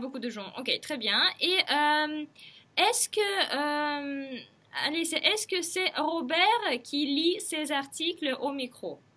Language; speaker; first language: French; non-native, fluent; Russian